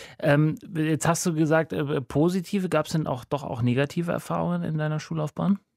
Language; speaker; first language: German; native; German